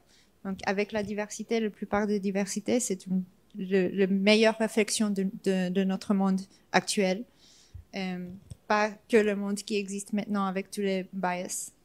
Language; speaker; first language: French; non-native, fluent; English